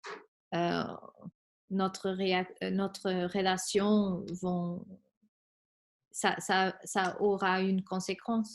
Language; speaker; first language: French; non-native, fluent; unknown